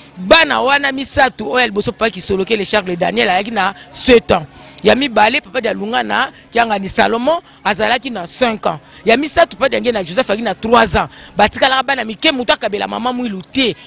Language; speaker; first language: Lingala; non-native, local second language; Kongo